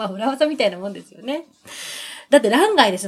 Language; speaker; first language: Japanese; native; Japanese